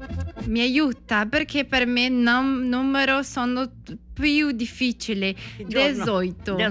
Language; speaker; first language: Italian; non-native, learner; Portuguese